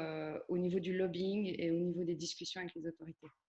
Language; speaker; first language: French; native; French